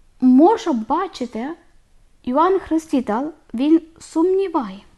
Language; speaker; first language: Ukrainian; non-native, learner; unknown